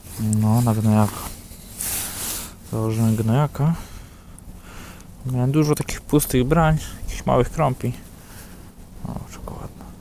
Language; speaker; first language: Polish; native; Polish